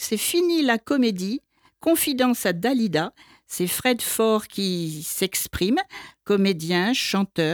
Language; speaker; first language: French; native; French